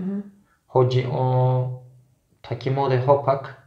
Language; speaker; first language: Polish; non-native, fluent; Turkish